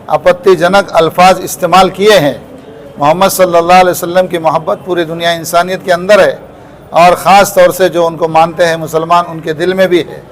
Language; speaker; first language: Urdu; native; Urdu